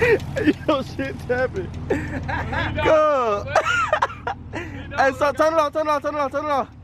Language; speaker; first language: English; native; English